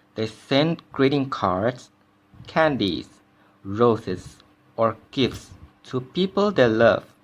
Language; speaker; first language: English; non-native, fluent; Thai